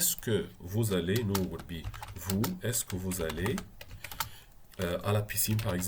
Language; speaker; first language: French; non-native, fluent; Arabic